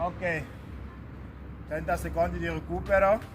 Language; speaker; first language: Italian; non-native, learner; French